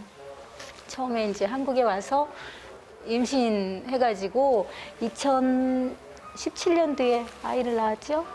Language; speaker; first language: Korean; native; Korean